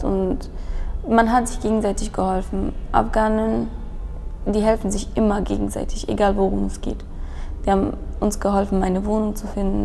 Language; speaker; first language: German; early bilingual, other home language; Persian